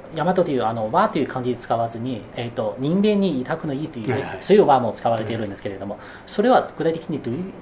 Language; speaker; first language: Japanese; non-native, fluent; Chinese